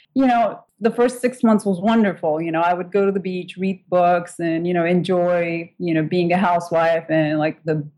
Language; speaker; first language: English; non-native, fluent; Turkish